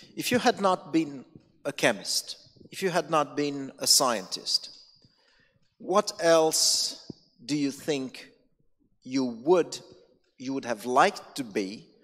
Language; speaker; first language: English; non-native, fluent; Romanian